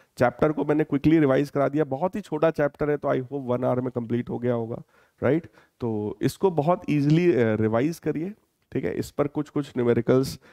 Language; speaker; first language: Hindi; native; Hindi